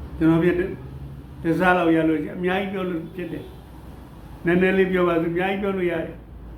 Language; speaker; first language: Burmese; native; Burmese